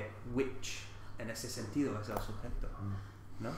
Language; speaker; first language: Spanish; non-native, fluent; English